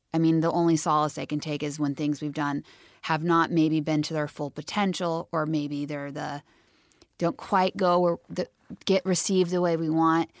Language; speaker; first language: English; native; English